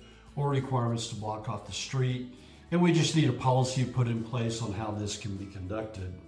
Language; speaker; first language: English; native; English